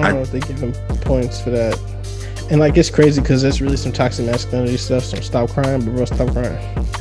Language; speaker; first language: English; native; English